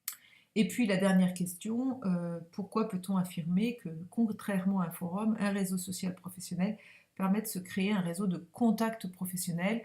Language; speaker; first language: French; native; French